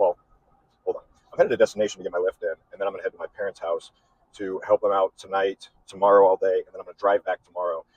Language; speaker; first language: English; native; English